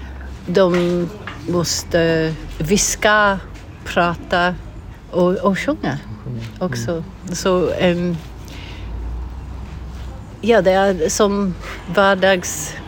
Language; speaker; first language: Swedish; non-native, fluent; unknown